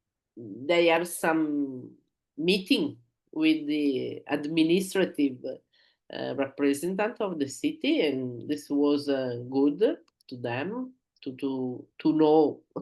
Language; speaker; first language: English; non-native, learner; Italian